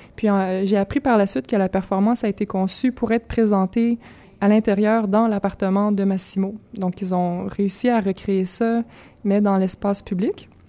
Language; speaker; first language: French; native; French